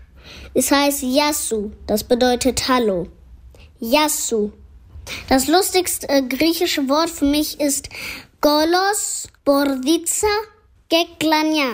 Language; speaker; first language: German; early bilingual, other home language; Greek